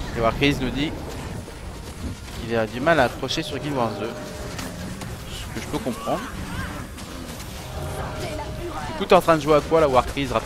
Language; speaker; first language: French; native; French